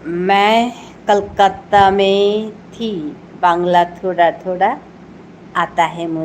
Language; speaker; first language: Hindi; non-native, local second language; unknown